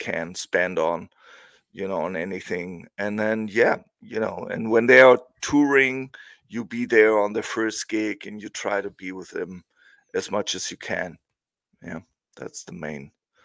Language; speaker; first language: English; non-native, fluent; German